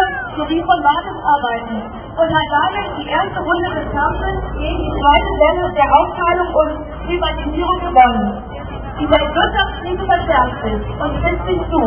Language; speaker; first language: German; native; German